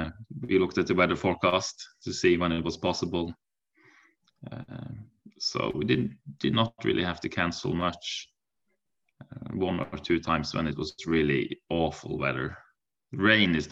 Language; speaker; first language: English; non-native, fluent; Norwegian